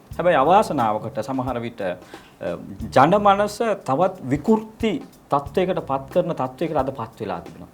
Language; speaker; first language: Sinhala; non-native, local second language; Tamil